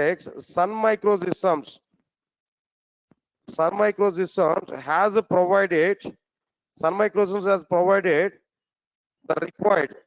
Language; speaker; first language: English; non-native, local second language; Telugu